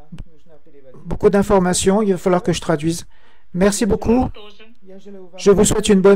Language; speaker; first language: French; non-native, fluent; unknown